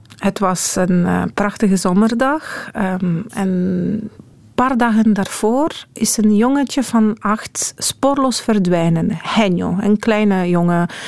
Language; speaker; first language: Dutch; non-native, fluent; Polish